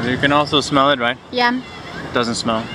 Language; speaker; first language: English; non-native, fluent; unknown